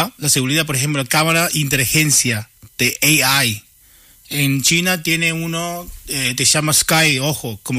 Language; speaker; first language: Spanish; non-native, learner; Chinese